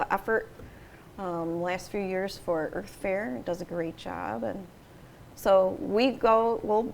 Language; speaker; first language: English; native; English